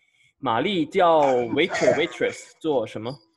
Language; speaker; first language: Chinese; non-native, fluent; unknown